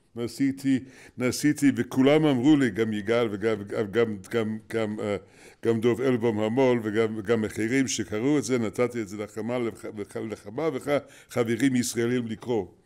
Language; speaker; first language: Hebrew; non-native, fluent; English